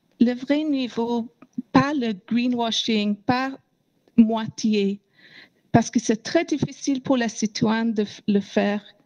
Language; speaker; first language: French; non-native, learner; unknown